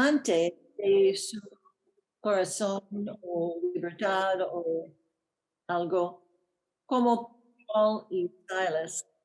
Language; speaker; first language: Spanish; non-native, learner; English